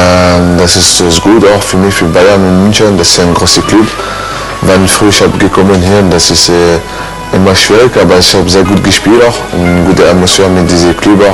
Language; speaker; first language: German; non-native, learner; French